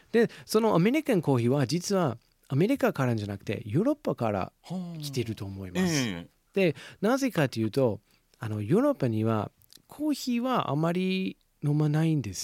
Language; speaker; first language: Japanese; non-native, fluent; English